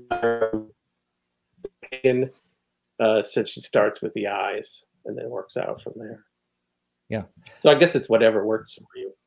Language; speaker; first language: English; native; English